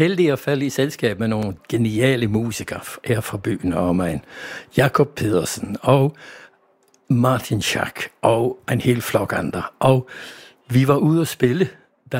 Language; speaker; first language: Danish; non-native, fluent; English